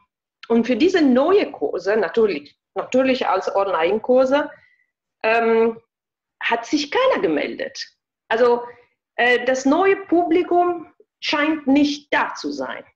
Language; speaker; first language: German; non-native, fluent; Italian